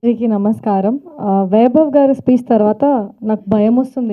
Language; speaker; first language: Telugu; non-native, fluent; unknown